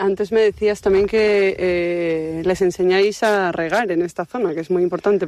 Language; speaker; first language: Spanish; native; Spanish